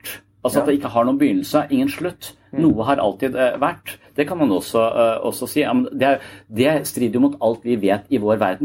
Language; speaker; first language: Norwegian; native; Norwegian